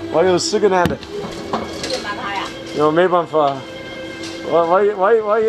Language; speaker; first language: Chinese; non-native, learner; English